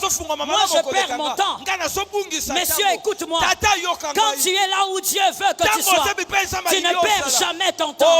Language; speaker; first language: French; non-native, local second language; Lingala